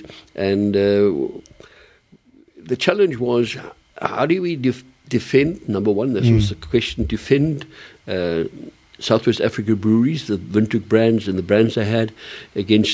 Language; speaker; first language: English; early bilingual, other home language; German